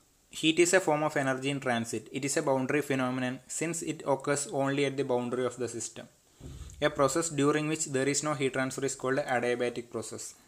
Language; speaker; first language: English; non-native, local second language; Malayalam